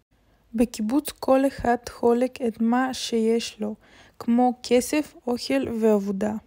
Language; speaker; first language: Hebrew; non-native, learner; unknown